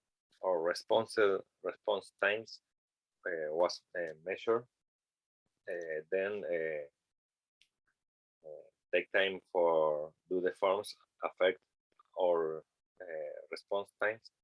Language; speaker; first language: English; non-native, learner; Spanish